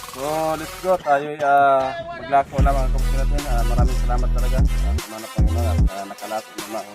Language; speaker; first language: Filipino; non-native, local second language; Cebuano